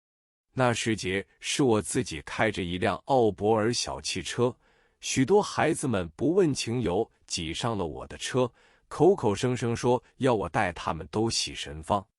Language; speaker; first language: Chinese; native; Chinese